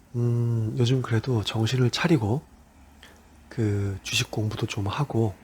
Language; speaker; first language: Korean; native; Korean